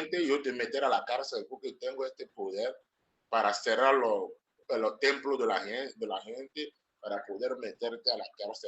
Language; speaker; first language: Spanish; non-native, learner; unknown